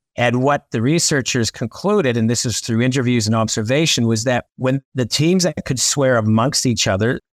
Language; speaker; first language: English; native; English